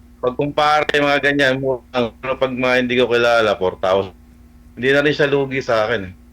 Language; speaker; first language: Filipino; native; Filipino